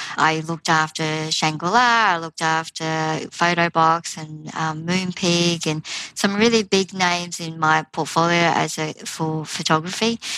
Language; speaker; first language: English; native; English